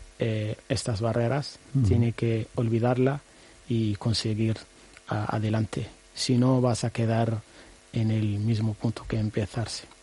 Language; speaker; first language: Spanish; non-native, learner; Arabic